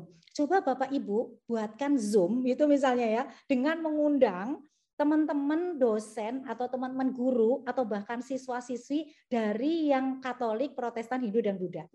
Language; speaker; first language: Indonesian; native; Indonesian